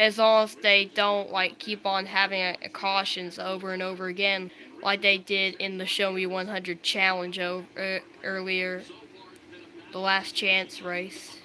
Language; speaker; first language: English; native; English